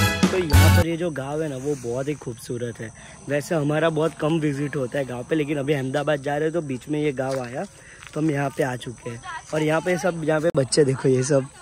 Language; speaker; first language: Hindi; non-native, local second language; Gujarati